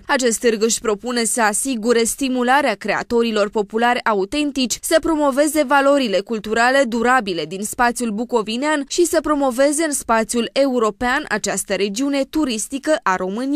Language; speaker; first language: Romanian; native; Romanian